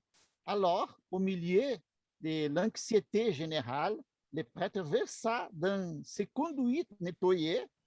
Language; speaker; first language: French; non-native, learner; Portuguese